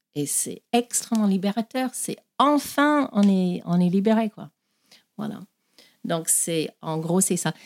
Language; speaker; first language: French; non-native, fluent; English